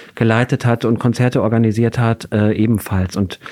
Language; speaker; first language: German; native; German